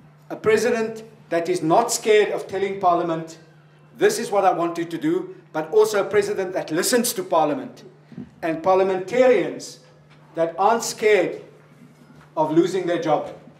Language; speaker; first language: English; non-native, local second language; Afrikaans